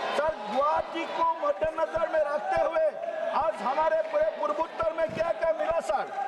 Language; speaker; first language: Hindi; non-native, local second language; Assamese